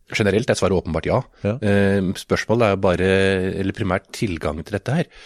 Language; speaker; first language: Norwegian; native; Norwegian